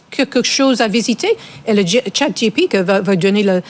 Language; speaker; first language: French; non-native, fluent; English